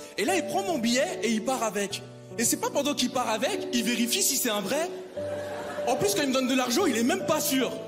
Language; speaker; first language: French; native; French